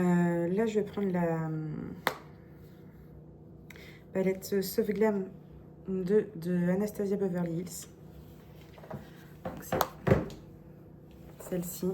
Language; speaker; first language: French; native; French